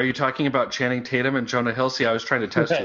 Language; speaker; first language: English; native; English